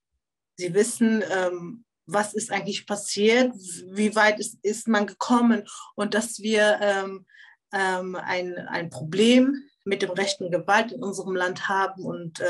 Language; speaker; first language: German; early bilingual, other home language; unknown